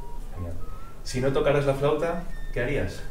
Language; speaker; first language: Spanish; native; Spanish